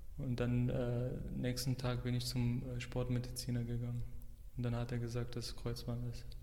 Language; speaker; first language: German; non-native, fluent; Arabic